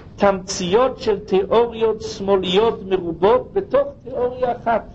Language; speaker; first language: Hebrew; non-native, fluent; English